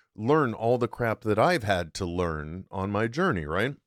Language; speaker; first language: English; native; English